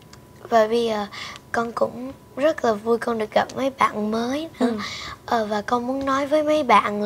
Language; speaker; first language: Vietnamese; early bilingual, heritage; Vietnamese